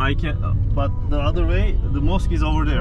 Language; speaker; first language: English; non-native, learner; Turkish